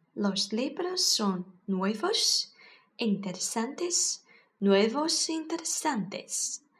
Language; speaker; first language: Spanish; non-native, learner; Chinese